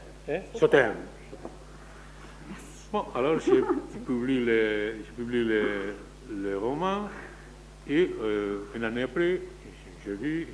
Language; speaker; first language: French; non-native, fluent; Spanish